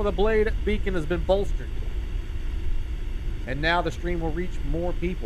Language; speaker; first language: English; native; English